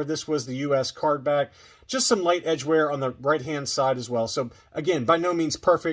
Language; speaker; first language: English; native; English